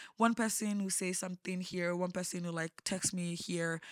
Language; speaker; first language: English; non-native, local second language; Yoruba